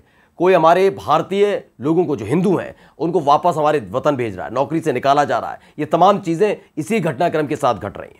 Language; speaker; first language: Hindi; native; Hindi